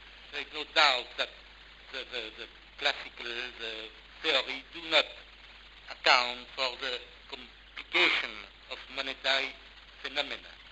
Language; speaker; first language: English; non-native, fluent; French